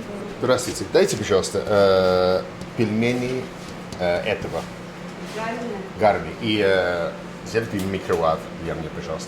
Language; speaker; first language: Russian; non-native, learner; English